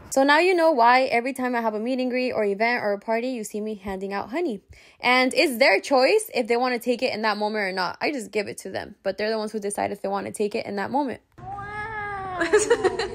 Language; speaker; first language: English; early bilingual, other home language; Spanish